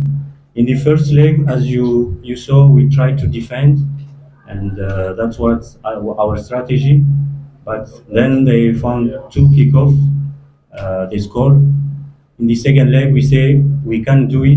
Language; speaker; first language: English; non-native, learner; French